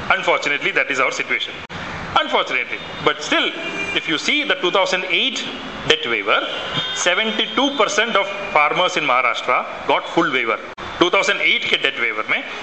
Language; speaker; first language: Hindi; non-native, local second language; Malayalam